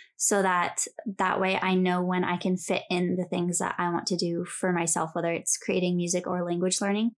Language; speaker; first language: English; native; English